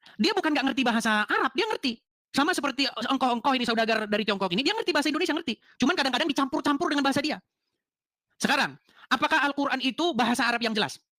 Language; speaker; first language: Indonesian; native; Indonesian